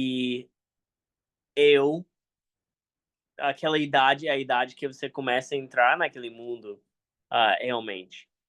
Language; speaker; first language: Portuguese; non-native, fluent; English